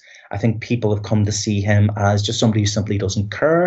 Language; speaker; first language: English; native; English